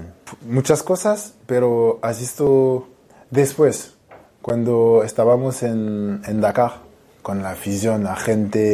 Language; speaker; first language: Spanish; non-native, fluent; French